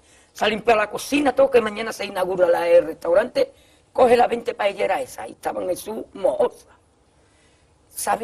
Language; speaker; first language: Spanish; native; Spanish